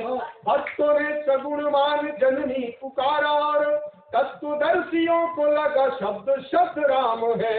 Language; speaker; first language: Hindi; native; Hindi